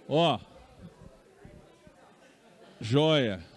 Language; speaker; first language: Portuguese; native; Portuguese